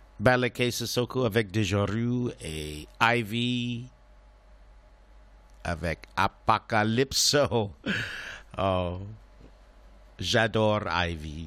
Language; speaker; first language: French; non-native, learner; English